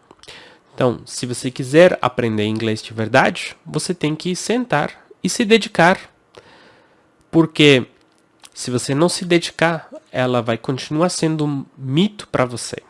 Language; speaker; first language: Portuguese; non-native, fluent; English